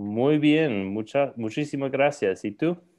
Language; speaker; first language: Spanish; non-native, learner; English